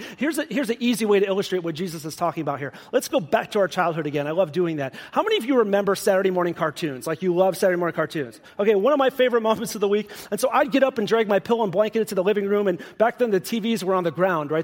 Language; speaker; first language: English; native; English